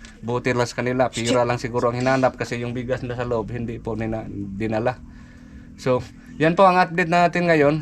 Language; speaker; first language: Filipino; non-native, local second language; Cebuano